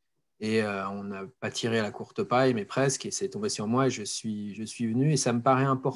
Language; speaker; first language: French; native; French